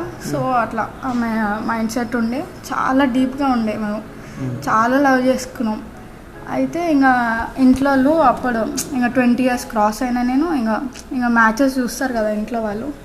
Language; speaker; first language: Telugu; native; Telugu